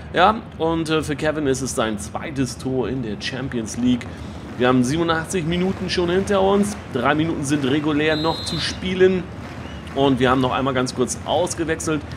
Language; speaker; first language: German; native; German